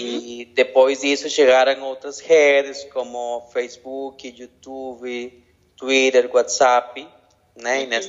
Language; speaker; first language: Portuguese; non-native, learner; Spanish